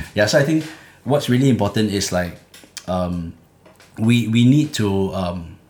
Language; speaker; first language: English; native; English